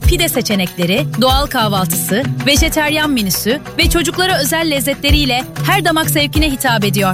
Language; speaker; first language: Turkish; native; Turkish